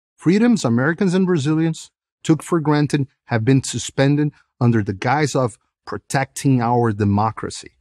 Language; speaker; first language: English; non-native, fluent; Portuguese